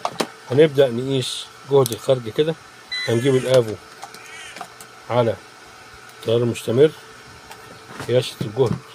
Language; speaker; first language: Arabic; native; Arabic